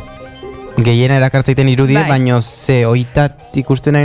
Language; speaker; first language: Basque; native; Basque